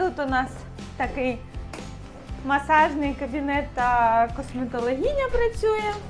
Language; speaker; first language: Ukrainian; non-native, local second language; Russian